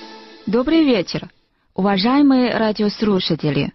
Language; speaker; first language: Russian; non-native, fluent; Chinese